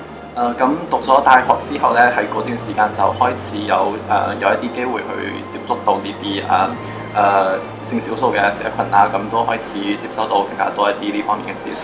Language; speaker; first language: Cantonese; native; Cantonese